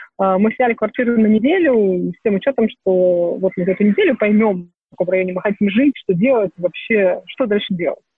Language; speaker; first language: Russian; native; Russian